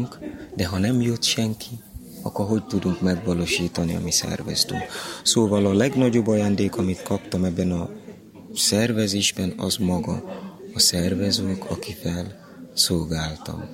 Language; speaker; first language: Hungarian; non-native, learner; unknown